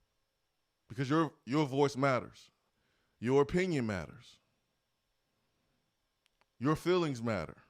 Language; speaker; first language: English; native; English